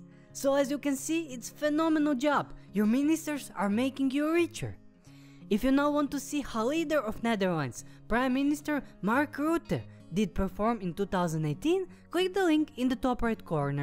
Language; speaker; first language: English; non-native, fluent; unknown